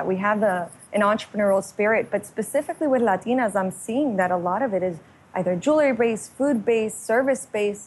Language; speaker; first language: English; native; English